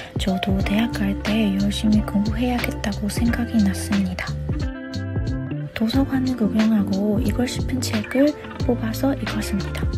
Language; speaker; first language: Korean; non-native, learner; Burmese